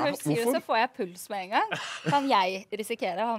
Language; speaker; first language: Norwegian; native; Norwegian